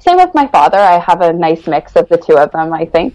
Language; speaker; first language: English; native; English